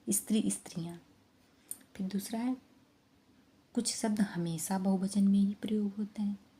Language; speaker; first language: Hindi; native; Hindi